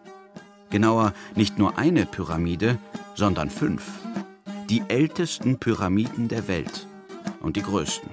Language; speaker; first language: German; early bilingual, other home language; Bosnian